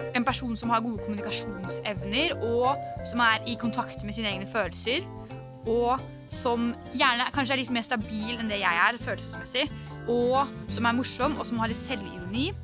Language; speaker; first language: Norwegian; native; Norwegian